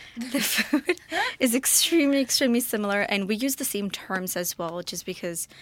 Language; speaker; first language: English; non-native, fluent; Morisyen